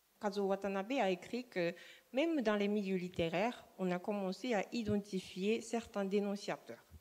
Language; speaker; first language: French; non-native, fluent; Japanese